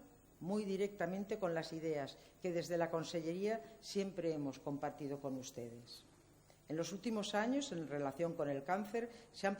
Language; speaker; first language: Spanish; native; Spanish